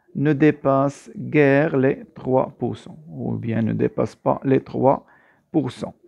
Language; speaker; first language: French; non-native, local second language; Arabic